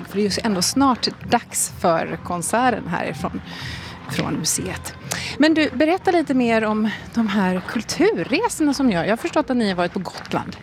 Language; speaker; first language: Swedish; native; Swedish